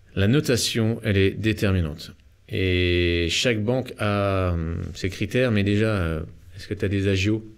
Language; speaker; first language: French; native; French